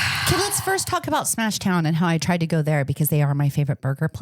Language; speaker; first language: English; native; English